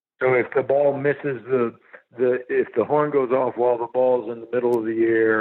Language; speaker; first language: English; native; English